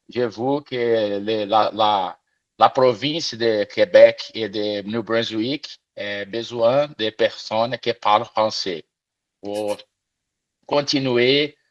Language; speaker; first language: French; non-native, learner; Portuguese